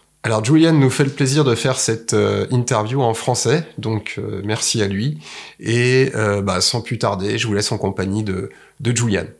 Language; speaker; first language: French; native; French